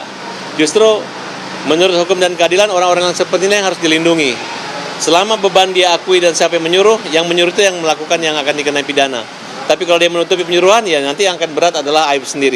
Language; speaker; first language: Indonesian; native; Indonesian